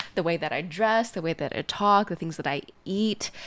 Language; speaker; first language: English; native; English